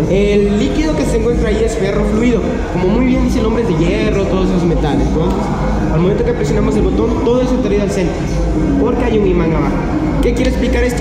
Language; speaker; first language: Spanish; native; Spanish